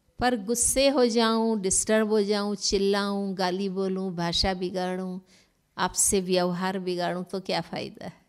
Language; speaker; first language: Hindi; non-native, local second language; Gujarati